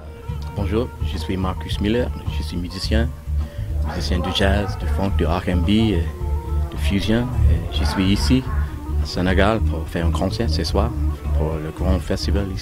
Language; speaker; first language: French; non-native, learner; English